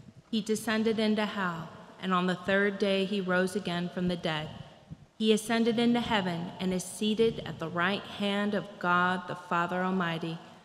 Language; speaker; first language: English; native; English